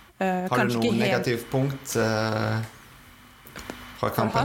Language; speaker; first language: Norwegian; non-native, fluent; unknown